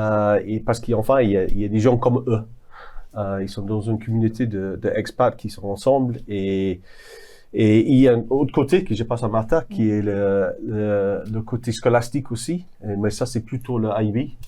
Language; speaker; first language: French; non-native, fluent; English